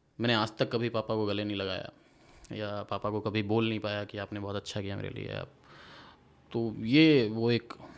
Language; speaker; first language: Hindi; native; Hindi